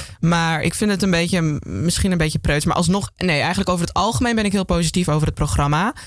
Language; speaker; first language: Dutch; native; Dutch